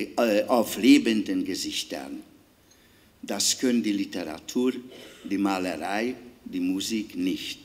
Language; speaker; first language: German; non-native, fluent; Hungarian